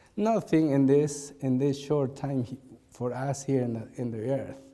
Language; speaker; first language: English; non-native, learner; Spanish